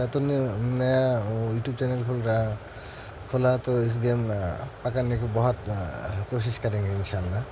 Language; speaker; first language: Hindi; non-native, learner; Bangla